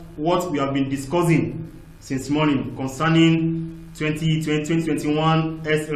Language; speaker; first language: English; non-native, local second language; Yoruba